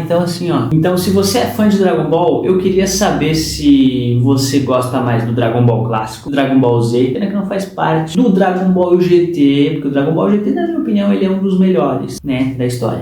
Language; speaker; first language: Portuguese; native; Portuguese